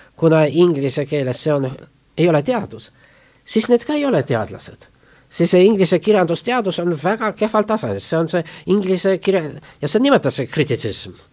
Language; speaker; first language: Estonian; non-native, local second language; Russian